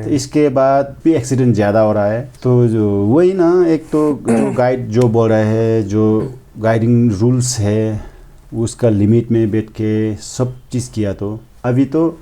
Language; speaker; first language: Hindi; non-native, fluent; Sherpa